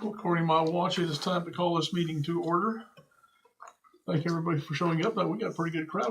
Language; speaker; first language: English; native; English